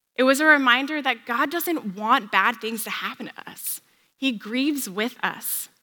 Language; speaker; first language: English; native; English